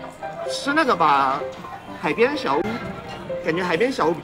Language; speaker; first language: Chinese; native; Chinese